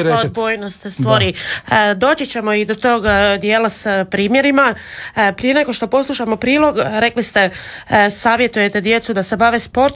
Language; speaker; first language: Serbian; native; Serbian